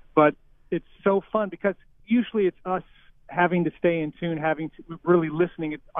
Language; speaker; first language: English; native; English